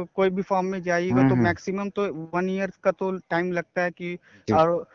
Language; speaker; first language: Hindi; native; Hindi